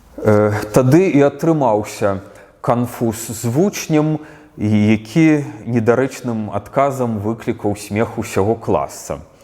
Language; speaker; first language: Belarusian; native; Belarusian